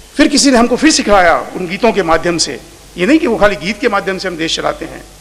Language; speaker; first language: Hindi; non-native, local second language; Marathi